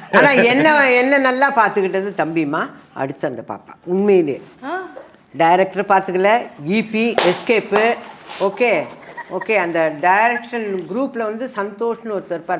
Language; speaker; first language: Tamil; native; Tamil